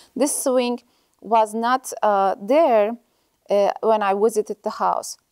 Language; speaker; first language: English; non-native, learner; Turkish